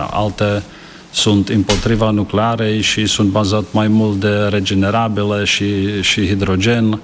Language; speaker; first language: Romanian; non-native, fluent; Czech